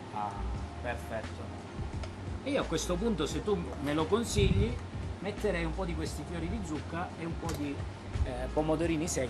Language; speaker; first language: Italian; native; Italian